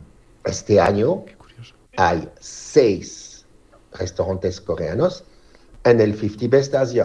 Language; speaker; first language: Spanish; non-native, fluent; French